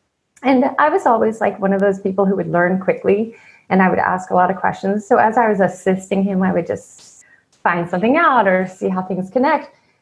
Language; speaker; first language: English; native; English